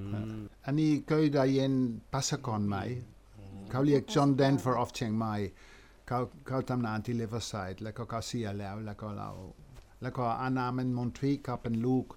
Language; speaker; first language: Thai; non-native, fluent; Dutch